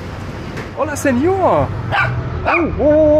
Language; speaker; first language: Spanish; non-native, learner; German